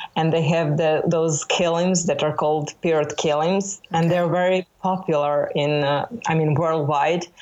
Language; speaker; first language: English; non-native, fluent; Serbian